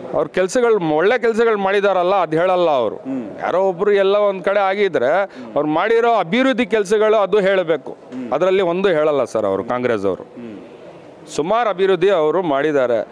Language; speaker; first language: Kannada; non-native, local second language; Urdu